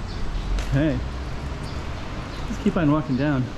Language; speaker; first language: English; native; English